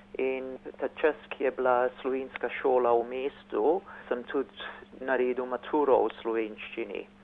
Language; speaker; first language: Slovenian; early bilingual, heritage; Slovenian